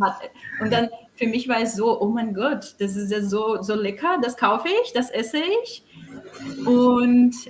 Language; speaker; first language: German; non-native, fluent; Portuguese